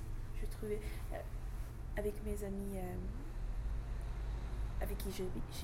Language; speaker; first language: French; non-native, learner; English